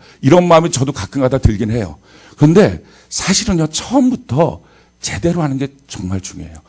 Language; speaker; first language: Korean; native; Korean